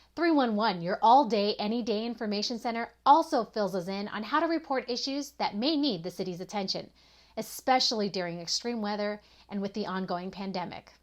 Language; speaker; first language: English; native; English